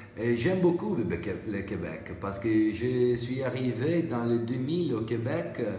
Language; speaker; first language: French; non-native, learner; Italian